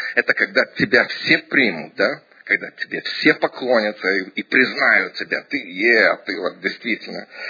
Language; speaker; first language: Russian; early bilingual, heritage; Russian